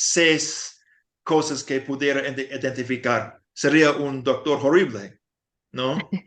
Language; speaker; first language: Spanish; non-native, fluent; English